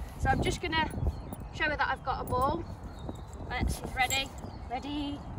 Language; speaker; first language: English; native; English